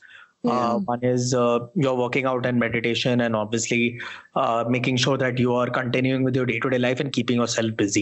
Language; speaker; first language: English; non-native, local second language; Hindi